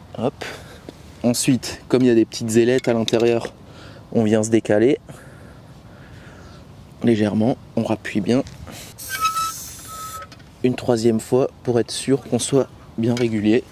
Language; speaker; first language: French; native; French